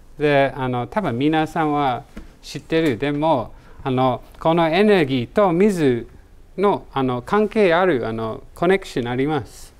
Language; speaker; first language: Japanese; non-native, learner; English